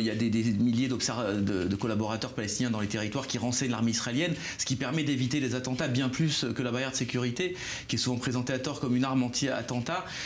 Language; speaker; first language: French; native; French